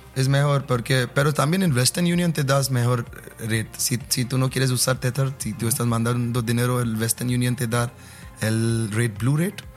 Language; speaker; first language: Spanish; non-native, learner; Hindi